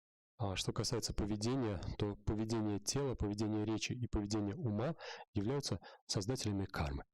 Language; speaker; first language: Russian; native; Russian